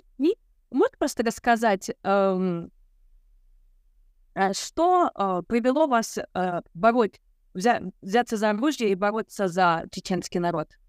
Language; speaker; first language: Russian; non-native, local second language; Ukrainian